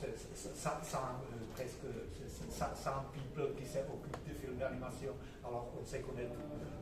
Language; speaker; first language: French; non-native, fluent; Czech